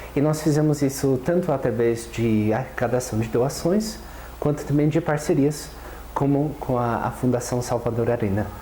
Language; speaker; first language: Portuguese; non-native, fluent; English